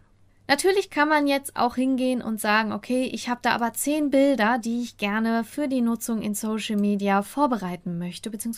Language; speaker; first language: German; native; German